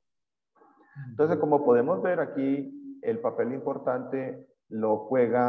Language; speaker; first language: Spanish; native; Spanish